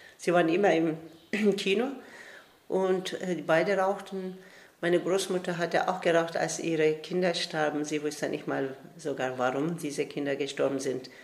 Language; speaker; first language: German; non-native, fluent; Turkish